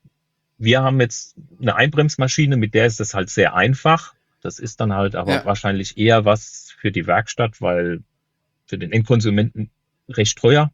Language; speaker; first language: German; native; German